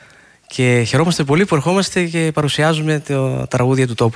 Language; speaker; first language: Greek; native; Greek